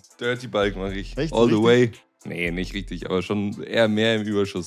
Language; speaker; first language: German; native; German